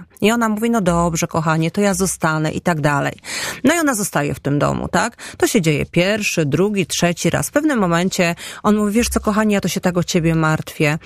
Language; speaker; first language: Polish; native; Polish